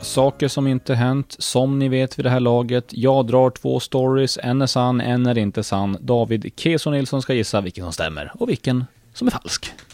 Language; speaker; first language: Swedish; native; Swedish